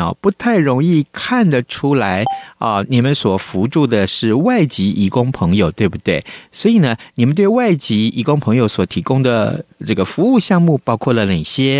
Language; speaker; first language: Chinese; native; Chinese